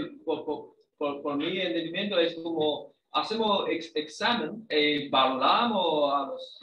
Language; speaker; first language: Spanish; non-native, fluent; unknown